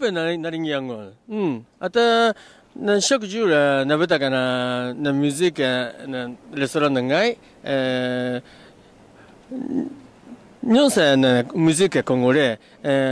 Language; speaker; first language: Lingala; non-native, fluent; Japanese